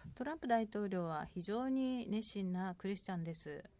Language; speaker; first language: Japanese; non-native, fluent; Korean